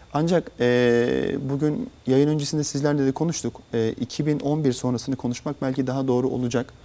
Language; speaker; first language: Turkish; native; Turkish